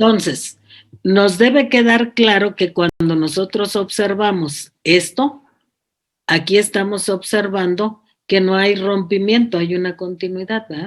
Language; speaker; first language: Spanish; native; Spanish